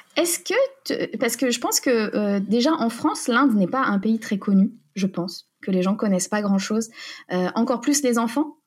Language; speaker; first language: French; native; French